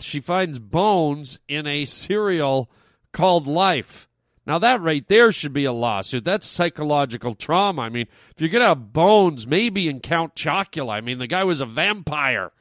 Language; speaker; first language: English; native; English